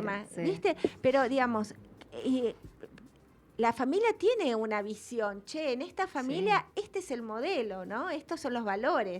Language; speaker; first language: Spanish; native; Spanish